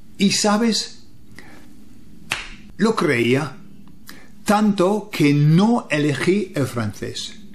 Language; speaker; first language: Spanish; non-native, fluent; English